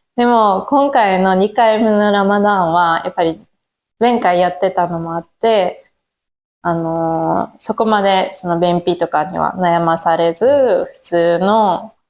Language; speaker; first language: Japanese; native; Japanese